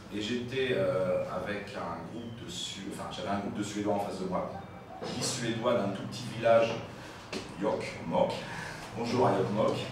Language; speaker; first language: French; native; French